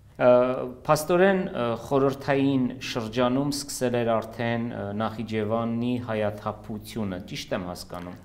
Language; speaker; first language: Armenian; native; Armenian